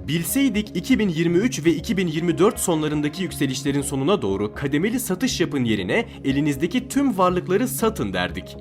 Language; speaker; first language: Turkish; native; Turkish